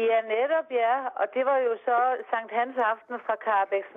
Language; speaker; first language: Danish; native; Danish